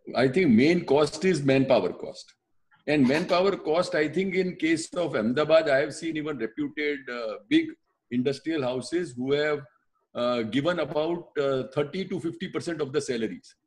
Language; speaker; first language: English; non-native, local second language; Gujarati